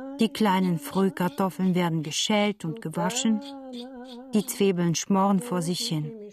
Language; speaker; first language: German; non-native, fluent; Bulgarian